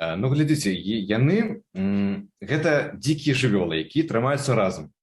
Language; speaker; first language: Belarusian; non-native, local second language; Russian